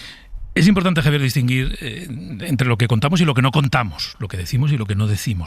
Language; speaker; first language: Spanish; native; Spanish